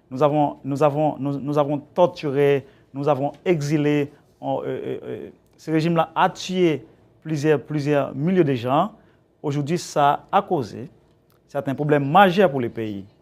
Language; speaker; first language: French; non-native, local second language; Haitian Creole